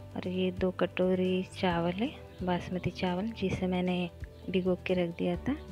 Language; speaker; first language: Hindi; non-native, local second language; Marathi